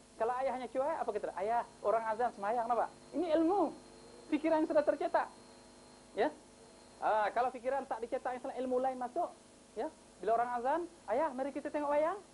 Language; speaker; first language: Malay; native; Malay